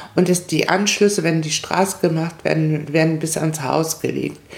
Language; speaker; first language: German; non-native, fluent; Spanish